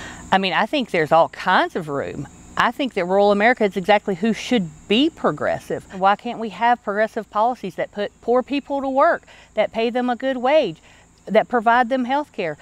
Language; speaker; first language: English; native; English